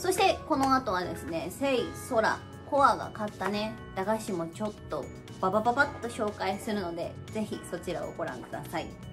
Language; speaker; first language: Japanese; native; Japanese